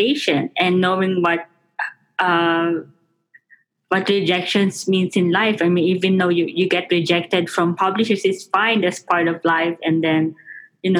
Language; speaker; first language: English; non-native, local second language; Filipino